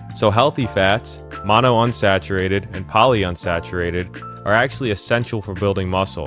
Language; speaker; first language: English; native; English